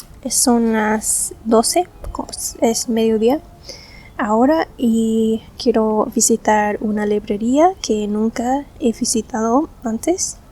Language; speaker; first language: Spanish; non-native, fluent; English